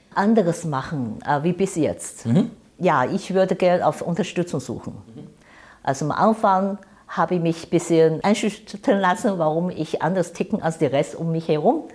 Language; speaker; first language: German; non-native, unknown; Chinese